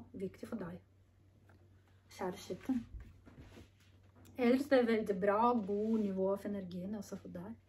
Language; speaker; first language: Norwegian; non-native, learner; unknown